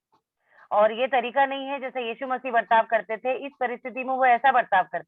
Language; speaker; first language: Hindi; native; Hindi